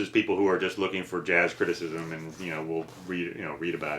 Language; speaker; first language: English; native; English